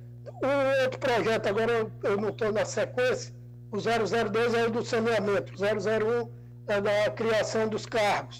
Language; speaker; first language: Portuguese; native; Portuguese